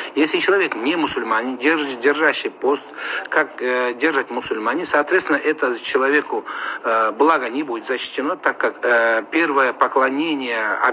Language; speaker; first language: Russian; non-native, local second language; Kazakh